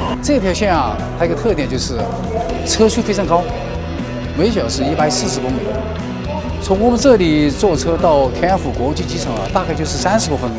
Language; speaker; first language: Chinese; native; Chinese